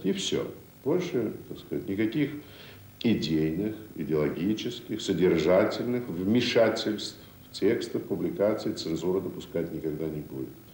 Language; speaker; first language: Russian; native; Russian